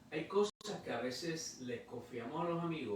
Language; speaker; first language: Spanish; native; Spanish